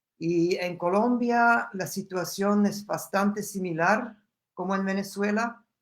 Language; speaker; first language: Spanish; non-native, fluent; German